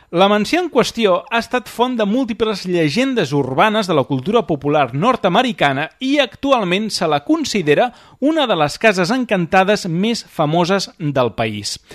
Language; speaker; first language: Catalan; native; Catalan